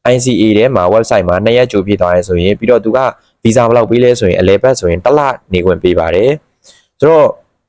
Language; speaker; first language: Burmese; native; Burmese